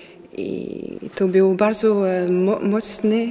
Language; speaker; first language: Polish; non-native, learner; French